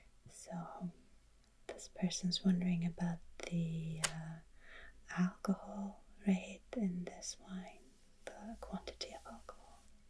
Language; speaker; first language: English; non-native, fluent; German